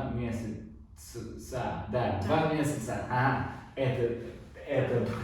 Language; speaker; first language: Russian; non-native, learner; English